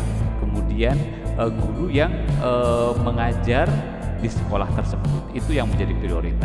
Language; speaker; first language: Indonesian; native; Indonesian